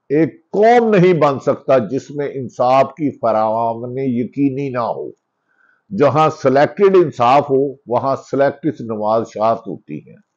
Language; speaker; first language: Urdu; non-native, local second language; Punjabi